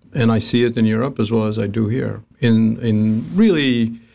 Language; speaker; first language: English; non-native, fluent; Arabic